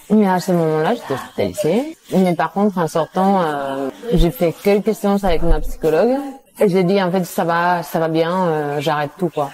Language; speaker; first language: French; non-native, fluent; Spanish